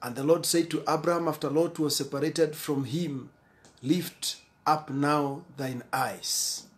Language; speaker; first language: English; non-native, local second language; Swahili